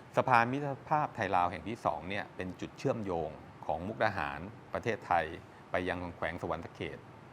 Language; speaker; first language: Thai; native; Thai